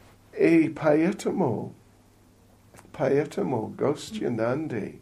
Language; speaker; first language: Russian; non-native, learner; English